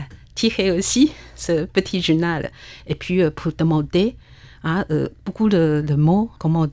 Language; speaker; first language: French; non-native, learner; Chinese